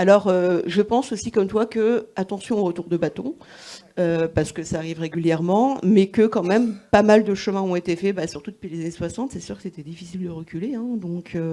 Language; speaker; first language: French; native; French